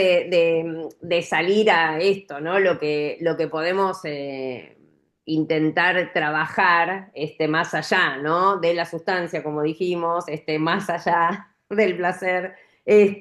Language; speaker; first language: Spanish; native; Spanish